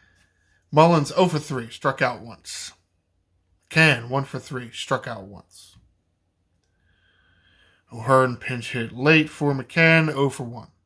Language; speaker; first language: English; native; English